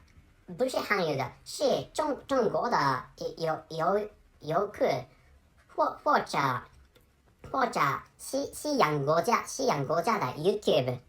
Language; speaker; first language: Chinese; non-native, learner; Japanese